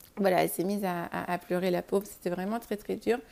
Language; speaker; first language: French; native; French